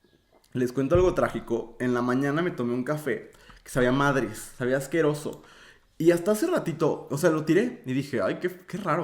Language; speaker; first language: Spanish; native; Spanish